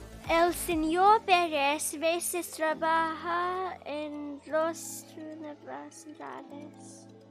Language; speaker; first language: Spanish; non-native, learner; English